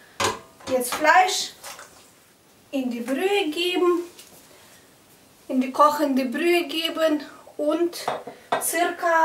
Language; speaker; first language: German; non-native, fluent; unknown